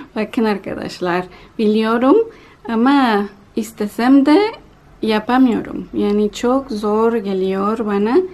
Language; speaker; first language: Turkish; non-native, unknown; Spanish